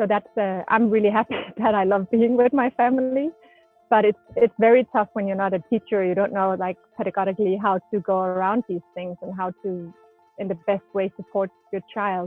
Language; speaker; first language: English; non-native, fluent; Danish